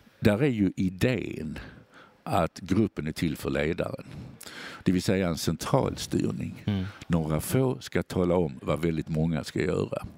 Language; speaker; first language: Swedish; native; Swedish